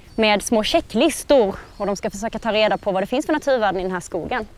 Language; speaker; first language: Swedish; native; Swedish